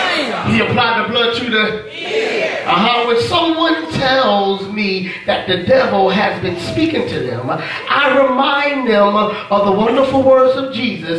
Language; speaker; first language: English; native; English